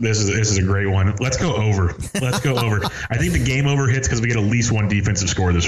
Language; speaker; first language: English; native; English